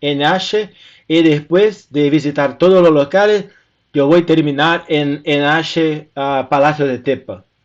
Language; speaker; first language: Spanish; non-native, fluent; Portuguese